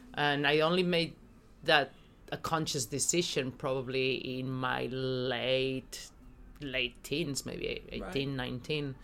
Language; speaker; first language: English; non-native, fluent; Spanish